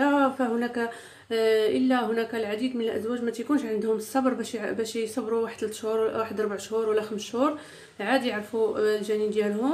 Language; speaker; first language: Arabic; native; Arabic